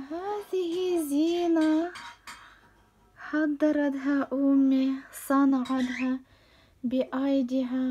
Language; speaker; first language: Arabic; non-native, fluent; Ukrainian